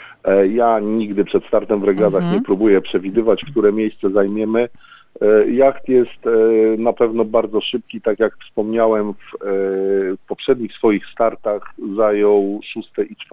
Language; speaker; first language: Polish; native; Polish